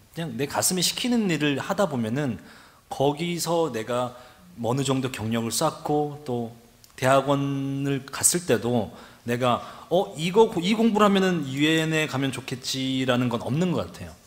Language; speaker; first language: Korean; native; Korean